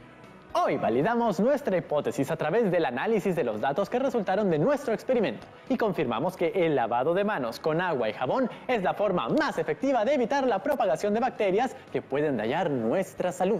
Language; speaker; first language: Spanish; native; Spanish